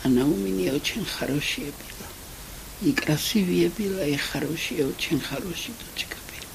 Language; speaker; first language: Russian; non-native, local second language; Georgian